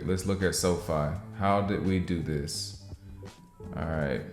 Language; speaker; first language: English; native; English